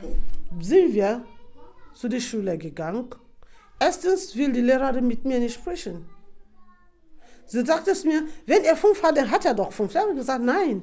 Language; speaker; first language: German; non-native, fluent; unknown